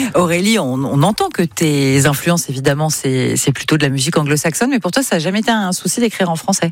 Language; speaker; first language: French; native; French